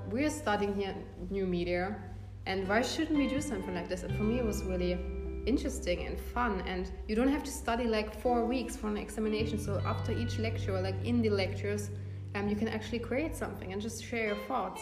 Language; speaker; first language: English; non-native, fluent; German